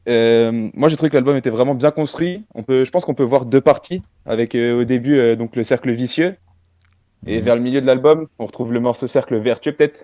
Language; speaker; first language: French; native; French